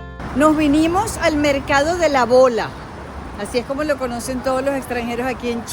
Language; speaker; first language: Spanish; native; Spanish